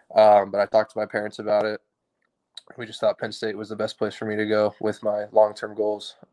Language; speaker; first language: English; native; English